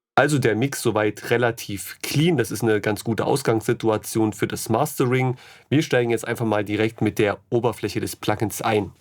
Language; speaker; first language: German; native; German